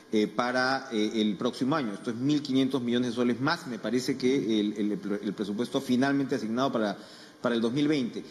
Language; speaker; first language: Spanish; native; Spanish